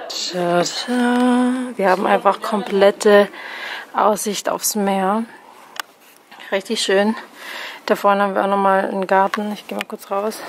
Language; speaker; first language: German; native; German